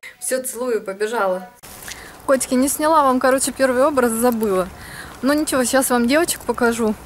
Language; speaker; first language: Russian; native; Russian